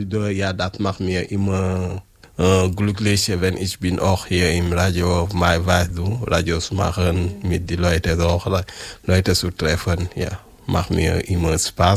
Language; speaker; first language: German; non-native, learner; French